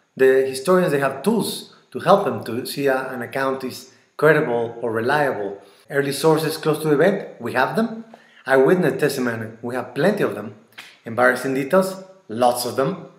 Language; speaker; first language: English; non-native, fluent; Spanish